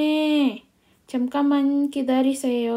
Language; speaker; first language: Korean; non-native, learner; Indonesian